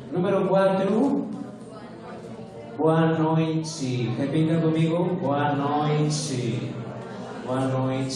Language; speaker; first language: Portuguese; non-native, fluent; Spanish